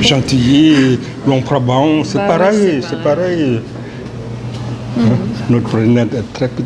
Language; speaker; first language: French; non-native, fluent; Lao